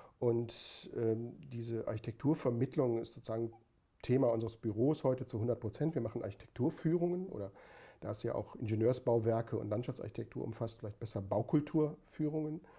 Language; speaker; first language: German; native; German